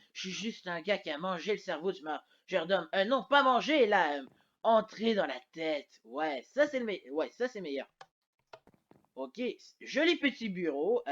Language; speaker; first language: French; native; French